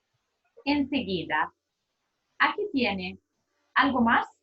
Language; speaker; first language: Spanish; non-native, learner; Serbian